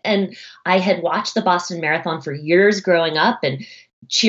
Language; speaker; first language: English; native; English